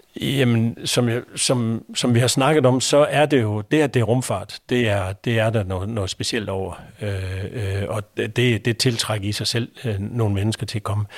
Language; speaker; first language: Danish; native; Danish